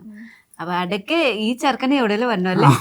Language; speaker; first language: Malayalam; non-native, fluent; Nepali